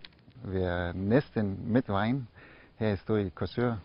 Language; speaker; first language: Danish; non-native, fluent; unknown